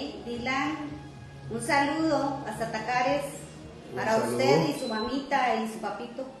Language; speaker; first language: Spanish; native; Spanish